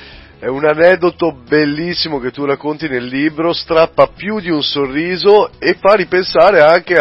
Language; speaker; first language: Italian; native; Italian